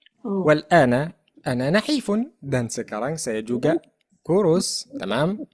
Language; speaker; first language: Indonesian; non-native, fluent; Arabic